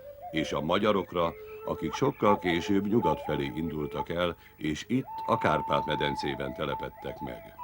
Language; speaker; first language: Hungarian; native; Hungarian